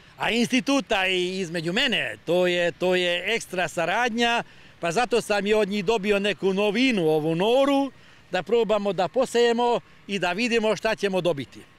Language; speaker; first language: Serbian; non-native, local second language; Hungarian